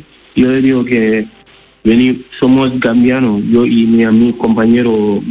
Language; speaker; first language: Spanish; non-native, learner; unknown